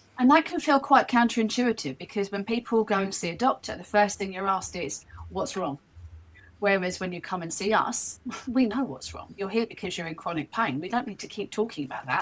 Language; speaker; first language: English; native; English